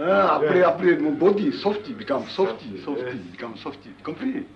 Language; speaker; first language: English; non-native, learner; Japanese